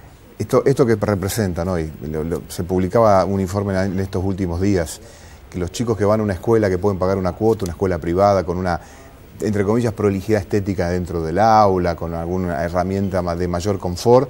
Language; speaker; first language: Spanish; native; Spanish